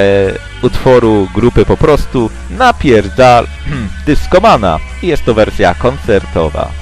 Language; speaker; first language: Polish; native; Polish